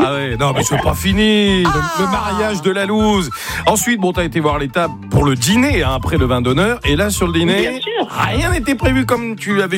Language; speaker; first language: French; native; French